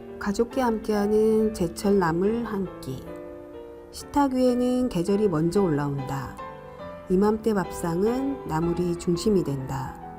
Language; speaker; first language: Korean; native; Korean